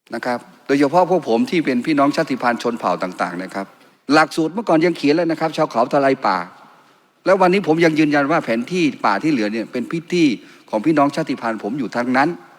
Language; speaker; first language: Thai; non-native, local second language; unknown